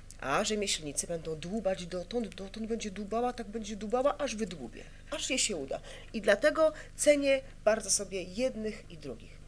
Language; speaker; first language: Polish; native; Polish